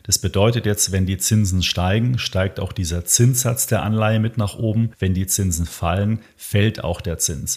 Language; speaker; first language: German; native; German